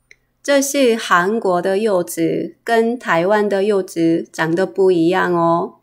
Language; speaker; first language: Chinese; non-native, fluent; Korean